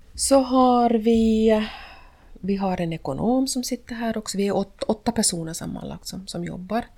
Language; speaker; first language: Swedish; native; Swedish